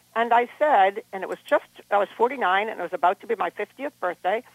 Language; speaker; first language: English; native; English